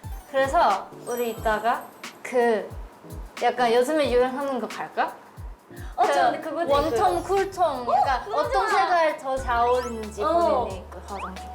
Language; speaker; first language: Korean; non-native, fluent; Chinese